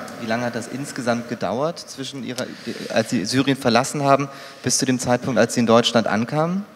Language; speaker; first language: German; native; German